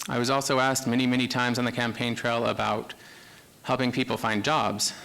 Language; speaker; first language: English; native; English